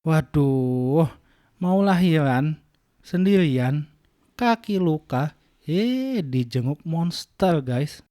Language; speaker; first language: Indonesian; native; Indonesian